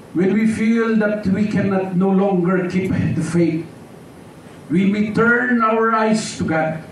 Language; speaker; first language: English; non-native, local second language; Filipino